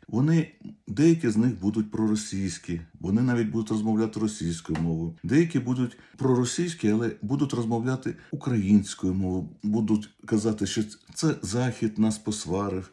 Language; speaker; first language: Ukrainian; non-native, local second language; Russian